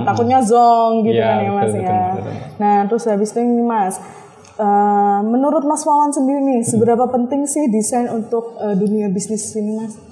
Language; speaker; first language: Indonesian; native; Indonesian